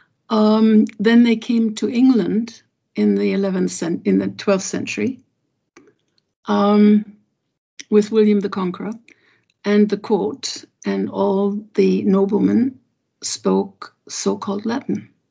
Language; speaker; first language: English; non-native, fluent; German